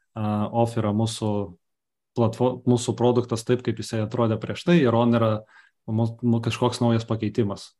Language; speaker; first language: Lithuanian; non-native, local second language; Russian